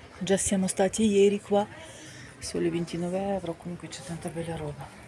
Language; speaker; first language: Italian; non-native, learner; Ukrainian